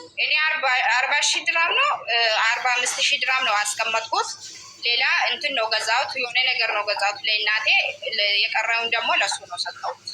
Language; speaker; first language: Amharic; non-native, local second language; Oromo